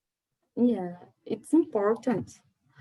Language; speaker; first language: English; non-native, learner; Portuguese